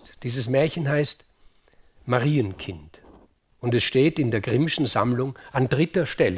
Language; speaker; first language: German; native; German